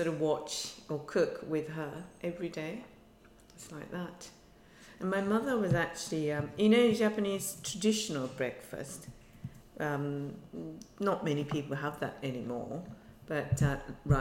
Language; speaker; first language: English; non-native, fluent; Japanese